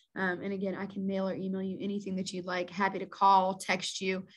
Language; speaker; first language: English; native; English